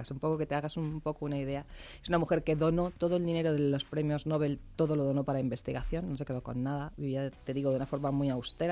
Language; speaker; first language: Spanish; native; Spanish